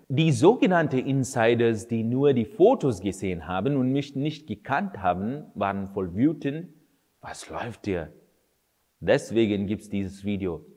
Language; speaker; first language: German; non-native, fluent; Kannada